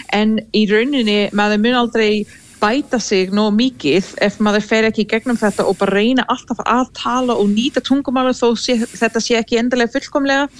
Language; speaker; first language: Icelandic; non-native, fluent; English